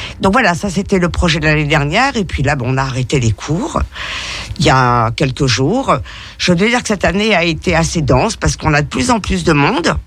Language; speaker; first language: French; native; French